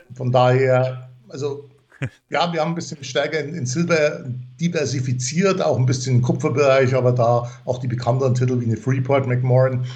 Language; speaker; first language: German; non-native, fluent; English